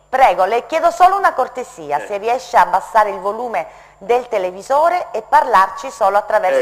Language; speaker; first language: Italian; native; Italian